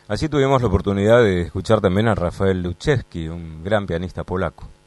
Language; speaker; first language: Spanish; native; Spanish